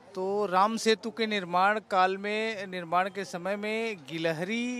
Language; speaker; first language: Hindi; native; Hindi